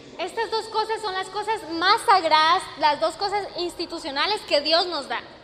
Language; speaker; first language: Spanish; non-native, fluent; English